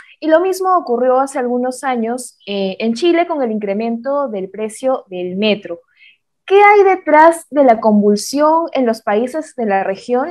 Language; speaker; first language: Spanish; native; Spanish